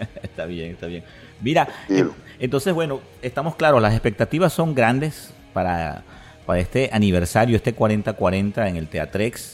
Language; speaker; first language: Spanish; native; Spanish